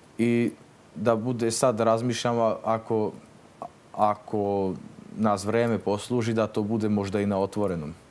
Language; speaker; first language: Croatian; non-native, local second language; Slovak